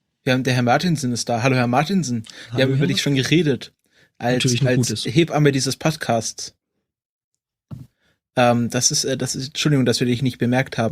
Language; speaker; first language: German; native; German